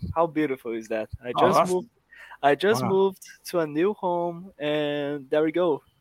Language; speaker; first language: English; non-native, fluent; Portuguese